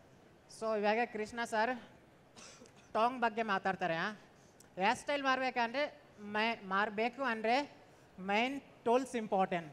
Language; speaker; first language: Kannada; non-native, local second language; Hindi